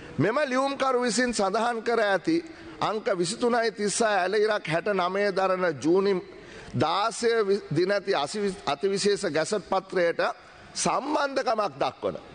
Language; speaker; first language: Sinhala; native; Sinhala